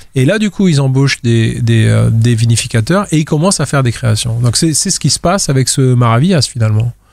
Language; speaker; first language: French; native; French